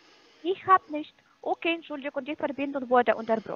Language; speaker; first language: German; non-native, fluent; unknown